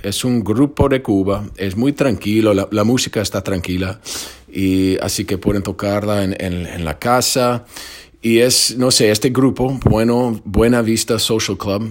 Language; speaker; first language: Spanish; non-native, fluent; English